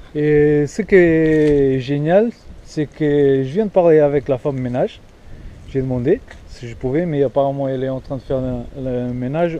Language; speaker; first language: French; non-native, fluent; Portuguese